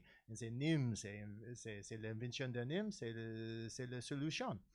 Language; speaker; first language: French; non-native, learner; English